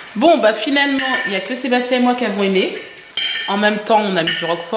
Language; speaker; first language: French; native; French